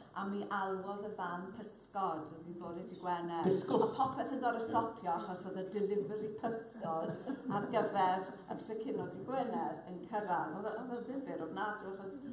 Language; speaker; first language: Welsh; native; Welsh